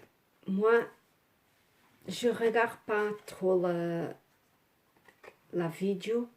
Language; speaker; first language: French; non-native, learner; Portuguese